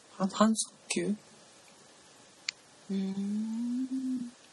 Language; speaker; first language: Korean; non-native, learner; Japanese